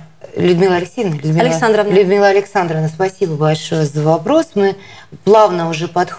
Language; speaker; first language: Russian; native; Russian